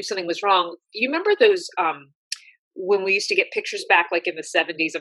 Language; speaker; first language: English; native; English